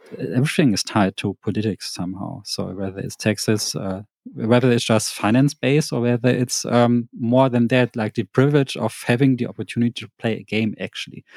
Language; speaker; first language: English; non-native, fluent; German